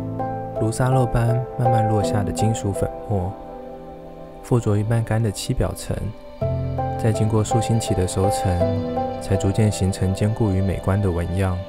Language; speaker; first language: Chinese; native; Chinese